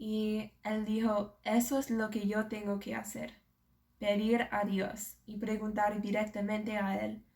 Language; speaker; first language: Spanish; non-native, fluent; English